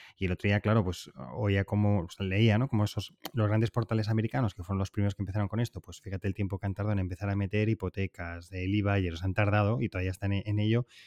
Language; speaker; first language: Spanish; native; Spanish